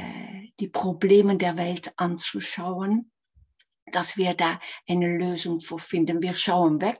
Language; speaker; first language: German; non-native, fluent; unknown